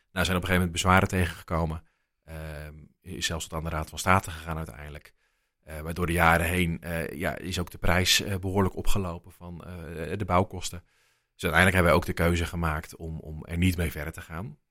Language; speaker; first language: Dutch; native; Dutch